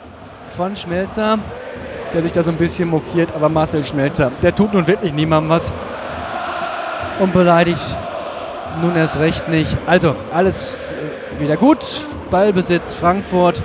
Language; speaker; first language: German; native; German